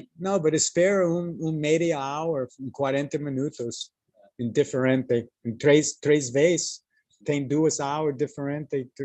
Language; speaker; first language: Portuguese; non-native, learner; English